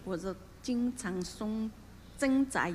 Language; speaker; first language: Chinese; non-native, local second language; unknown